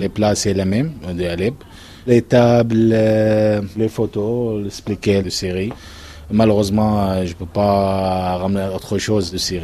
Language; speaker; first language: French; non-native, learner; Arabic